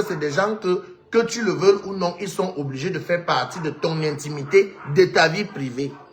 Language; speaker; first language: French; non-native, local second language; Lingala